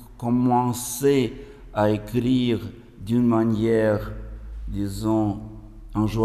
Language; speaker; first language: French; non-native, fluent; Russian